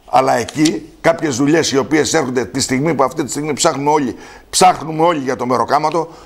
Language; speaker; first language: Greek; native; Greek